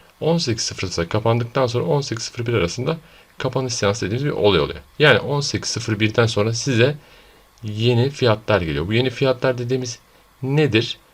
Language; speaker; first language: Turkish; native; Turkish